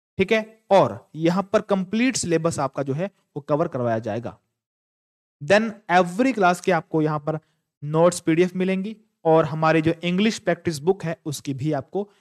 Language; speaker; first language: Hindi; native; Hindi